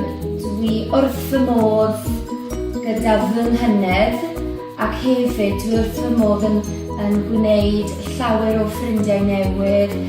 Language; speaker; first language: Welsh; non-native, learner; English